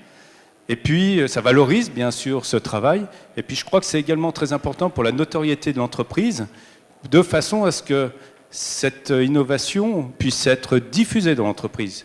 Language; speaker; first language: French; native; French